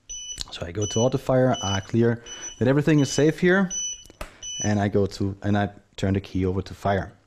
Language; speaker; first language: English; non-native, fluent; German